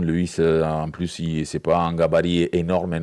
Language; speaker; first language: French; native; French